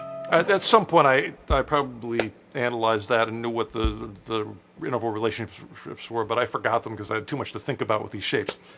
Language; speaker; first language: English; native; English